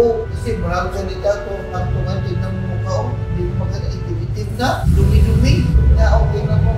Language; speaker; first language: Filipino; non-native, local second language; Cebuano